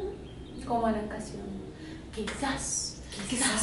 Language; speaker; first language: Spanish; non-native, fluent; Russian